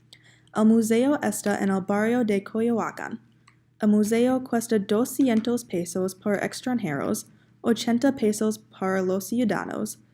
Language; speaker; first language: Spanish; non-native, learner; English